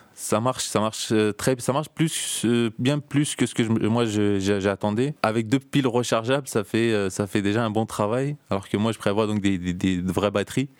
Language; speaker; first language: French; early bilingual, other home language; Turkish